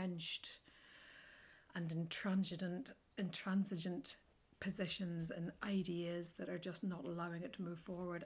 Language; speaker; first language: English; native; English